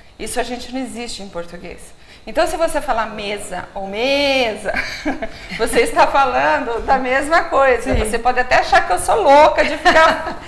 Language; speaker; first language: Portuguese; native; Portuguese